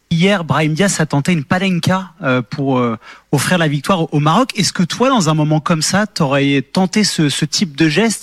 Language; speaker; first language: French; native; French